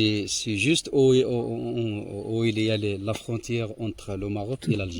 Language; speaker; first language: French; non-native, learner; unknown